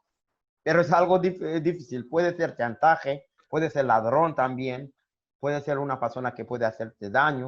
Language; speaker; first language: Spanish; non-native, learner; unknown